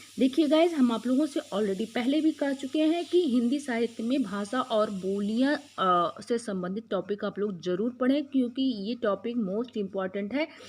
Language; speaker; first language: Hindi; native; Hindi